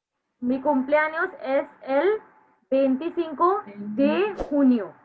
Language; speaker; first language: Spanish; non-native, learner; Hindi